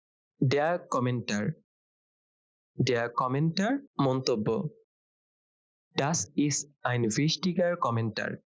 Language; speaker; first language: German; non-native, fluent; Bangla